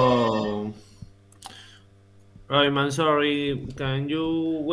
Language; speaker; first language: English; non-native, learner; Spanish